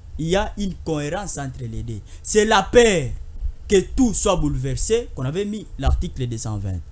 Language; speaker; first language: French; non-native, local second language; Lingala